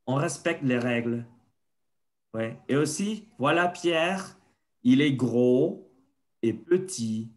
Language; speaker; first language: French; non-native, fluent; Spanish